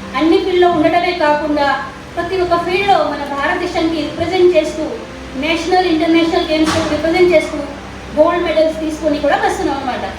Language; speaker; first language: Telugu; non-native, local second language; Marathi